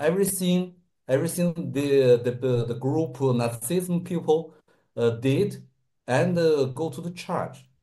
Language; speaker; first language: English; non-native, learner; Russian